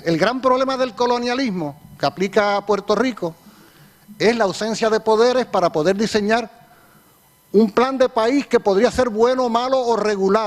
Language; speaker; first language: Spanish; native; Spanish